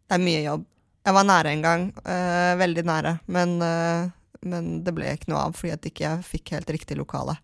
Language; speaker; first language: Norwegian; native; Norwegian